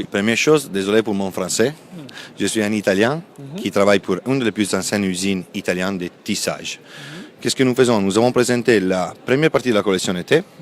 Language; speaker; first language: French; non-native, fluent; Italian